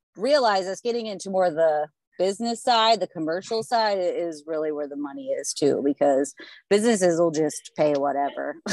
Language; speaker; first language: English; native; English